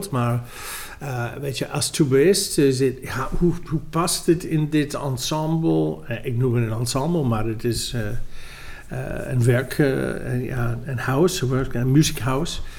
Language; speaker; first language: Dutch; non-native, fluent; English